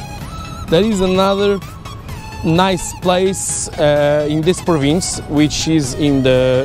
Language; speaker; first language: English; non-native, fluent; Portuguese